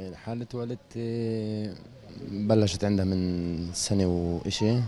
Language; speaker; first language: Arabic; native; Arabic